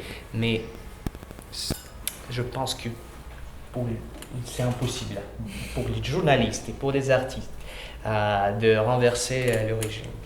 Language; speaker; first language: French; non-native, learner; Russian